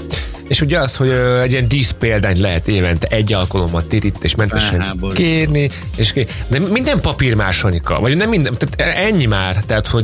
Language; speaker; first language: Hungarian; native; Hungarian